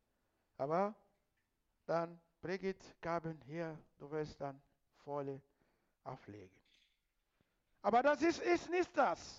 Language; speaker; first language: German; non-native, fluent; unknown